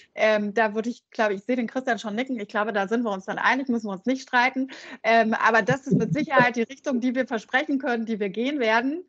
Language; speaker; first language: German; native; German